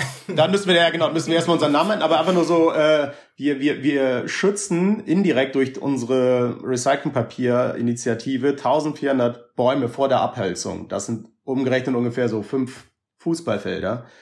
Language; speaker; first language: German; native; German